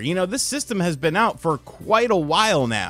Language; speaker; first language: English; native; English